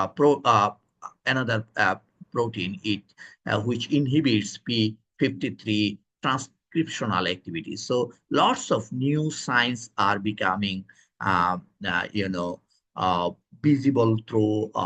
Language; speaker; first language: English; non-native, local second language; Bangla